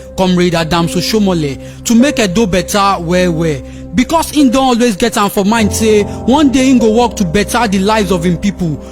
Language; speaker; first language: Nigerian Pidgin; native; Nigerian Pidgin